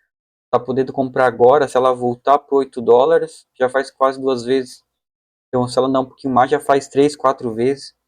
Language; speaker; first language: Portuguese; native; Portuguese